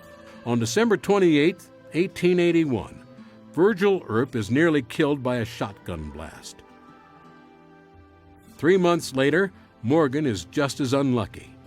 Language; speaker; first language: English; native; English